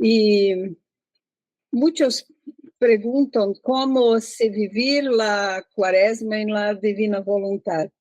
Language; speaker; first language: Spanish; non-native, learner; Portuguese